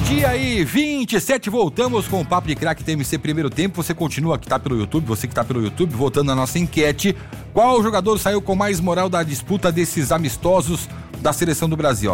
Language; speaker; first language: Portuguese; native; Portuguese